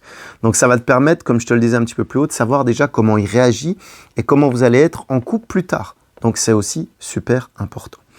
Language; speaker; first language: French; native; French